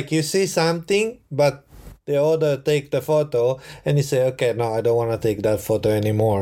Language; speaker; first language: English; non-native, learner; Italian